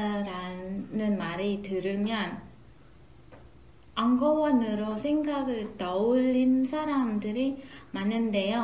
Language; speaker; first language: Korean; non-native, fluent; Khmer